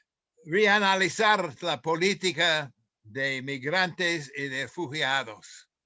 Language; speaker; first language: Spanish; non-native, fluent; English